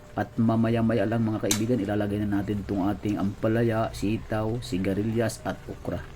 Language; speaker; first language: Filipino; non-native, local second language; Cebuano